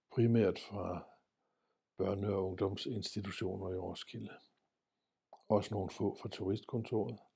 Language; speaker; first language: Danish; native; Danish